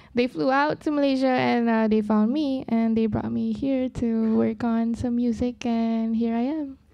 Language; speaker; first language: English; non-native, local second language; Malay